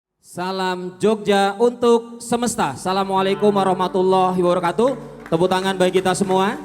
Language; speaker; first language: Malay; non-native, local second language; Javanese